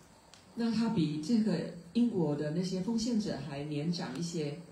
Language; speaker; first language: Chinese; native; Chinese